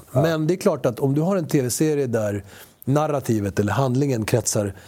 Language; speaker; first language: Swedish; early bilingual, other home language; Spanish